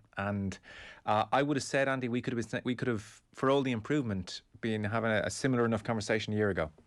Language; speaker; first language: English; native; English